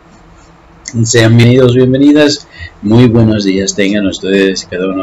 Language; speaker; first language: Spanish; native; Spanish